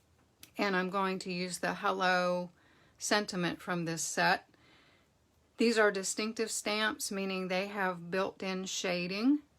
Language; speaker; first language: English; native; English